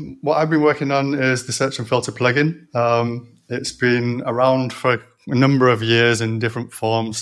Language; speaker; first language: English; native; English